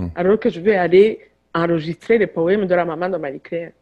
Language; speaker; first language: French; non-native, local second language; Kinyarwanda